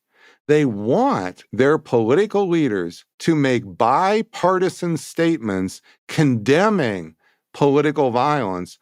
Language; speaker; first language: English; native; English